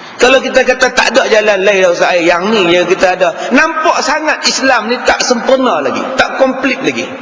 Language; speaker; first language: Malay; native; Malay